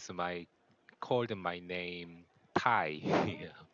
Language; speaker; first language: English; non-native, learner; Korean